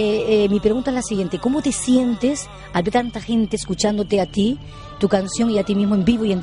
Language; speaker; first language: Spanish; native; Spanish